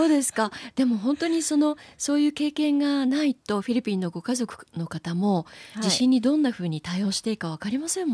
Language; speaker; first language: Japanese; native; Japanese